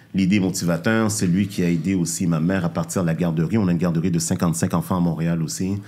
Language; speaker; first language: French; native; French